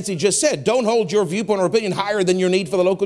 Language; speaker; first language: English; native; English